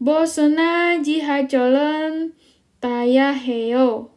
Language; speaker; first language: Korean; non-native, fluent; Indonesian